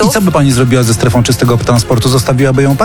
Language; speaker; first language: Polish; native; Polish